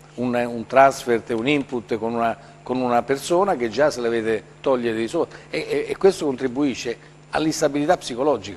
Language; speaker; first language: Italian; native; Italian